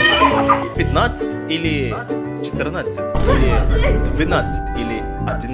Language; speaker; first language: Russian; non-native, learner; Indonesian